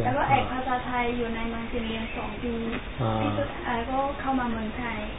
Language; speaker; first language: Thai; non-native, fluent; Chinese